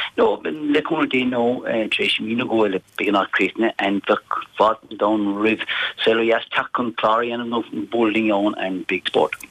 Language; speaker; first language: Irish; native; Irish